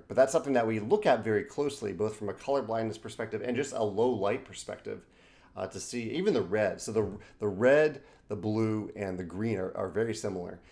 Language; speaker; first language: English; native; English